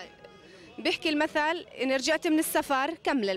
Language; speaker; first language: Arabic; native; Arabic